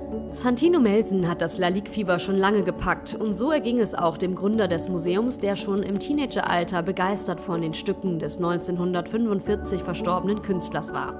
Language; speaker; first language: German; native; German